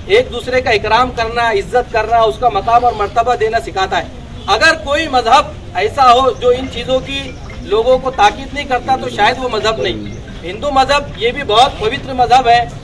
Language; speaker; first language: Urdu; native; Urdu